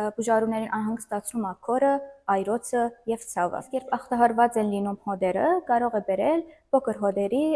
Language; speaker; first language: Armenian; native; Armenian